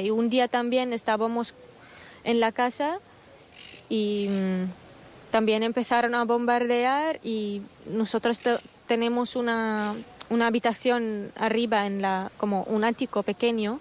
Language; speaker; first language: Spanish; non-native, fluent; Arabic